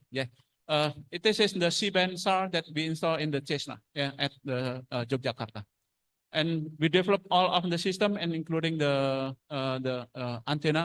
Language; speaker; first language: English; non-native, fluent; Indonesian